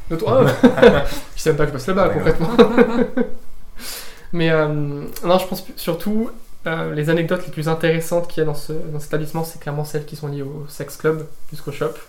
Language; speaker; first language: French; native; French